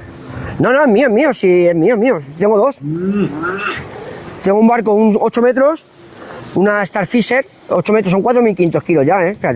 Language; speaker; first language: Spanish; native; Spanish